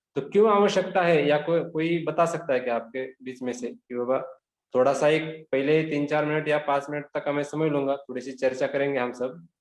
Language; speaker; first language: Hindi; non-native, local second language; Marathi